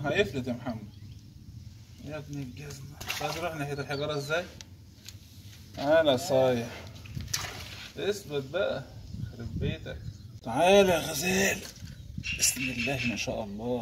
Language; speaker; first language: Arabic; native; Arabic